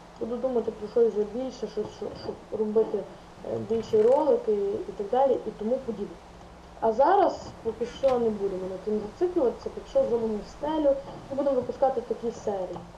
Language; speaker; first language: Ukrainian; native; Ukrainian